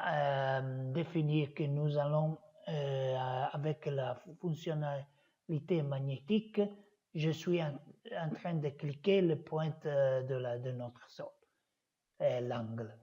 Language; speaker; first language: French; non-native, learner; Italian